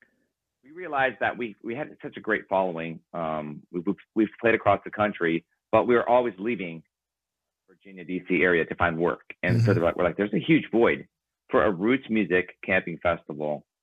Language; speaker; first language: English; early bilingual, other home language; Ukrainian